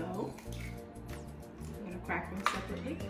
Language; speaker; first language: English; native; English